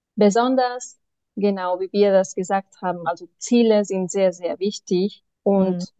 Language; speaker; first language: German; non-native, fluent; Spanish